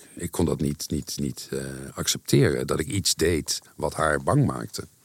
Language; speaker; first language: Dutch; native; Dutch